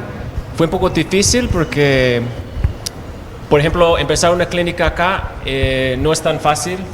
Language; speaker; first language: Spanish; non-native, fluent; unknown